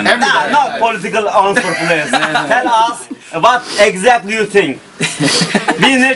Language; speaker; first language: English; non-native, learner; Turkish